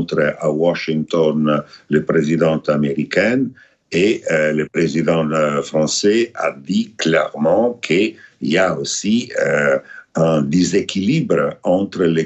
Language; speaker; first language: French; non-native, fluent; Italian